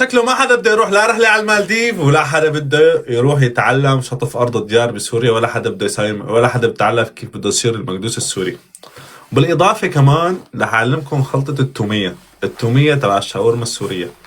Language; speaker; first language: Arabic; native; Arabic